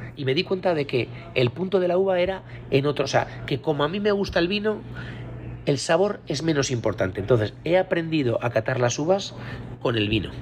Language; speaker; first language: Spanish; native; Spanish